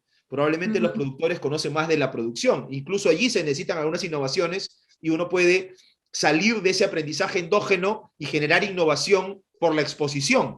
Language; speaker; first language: Spanish; native; Spanish